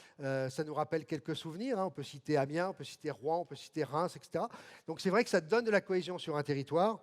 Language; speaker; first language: French; native; French